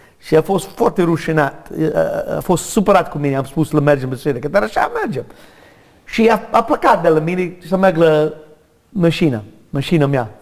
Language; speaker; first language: Romanian; non-native, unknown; English